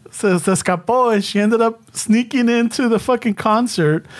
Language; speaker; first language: English; early bilingual, other home language; Spanish